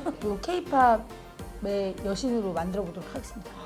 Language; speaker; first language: Korean; native; Korean